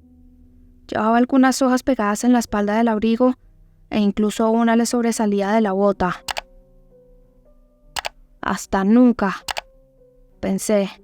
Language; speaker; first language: Spanish; native; Spanish